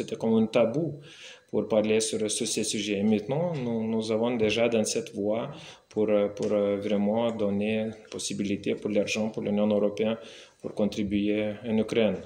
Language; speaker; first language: French; non-native, fluent; Lithuanian